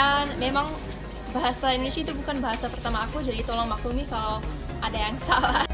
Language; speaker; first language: Indonesian; non-native, fluent; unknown